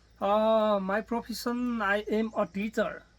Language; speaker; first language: English; non-native, learner; Nepali